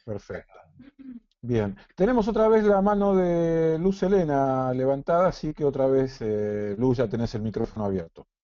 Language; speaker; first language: Spanish; native; Spanish